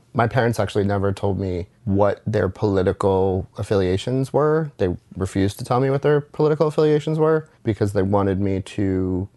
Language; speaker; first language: English; native; English